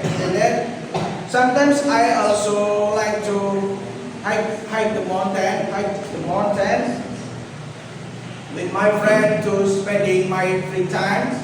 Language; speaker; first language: English; non-native, learner; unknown